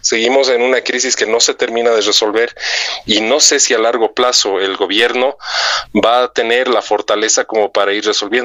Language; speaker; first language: Spanish; native; Spanish